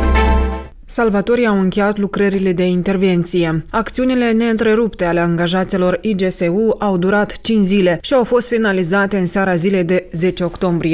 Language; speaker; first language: Romanian; native; Romanian